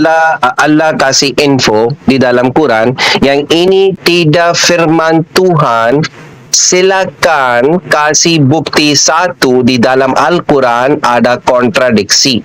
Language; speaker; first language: Indonesian; non-native, learner; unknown